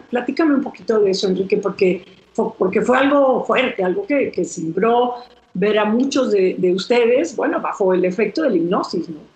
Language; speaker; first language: Spanish; native; Spanish